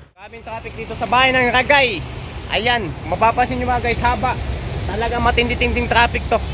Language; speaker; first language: Filipino; non-native, local second language; Bikol